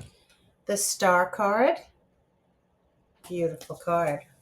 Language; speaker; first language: English; native; English